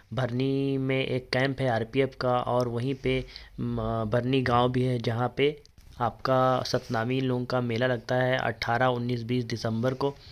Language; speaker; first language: Hindi; native; Hindi